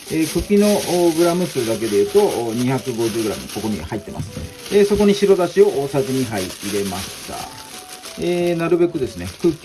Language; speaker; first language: Japanese; native; Japanese